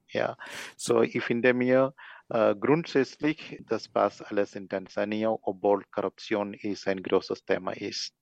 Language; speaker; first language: German; non-native, learner; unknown